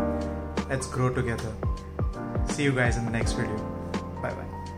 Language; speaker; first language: English; non-native, local second language; Hindi